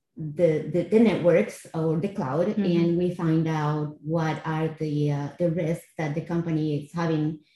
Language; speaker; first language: English; non-native, fluent; Spanish